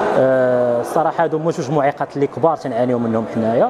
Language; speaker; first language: Arabic; native; Arabic